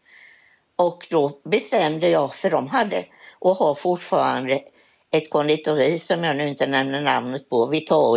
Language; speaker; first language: Swedish; native; Swedish